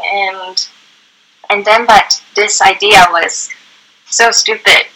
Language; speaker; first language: English; non-native, fluent; Japanese